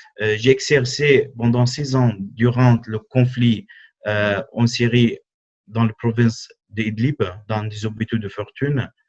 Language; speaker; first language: French; non-native, fluent; Arabic